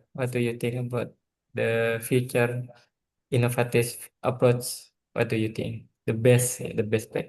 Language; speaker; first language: English; non-native, learner; Indonesian